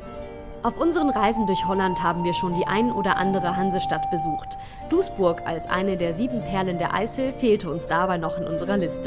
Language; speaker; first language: German; native; German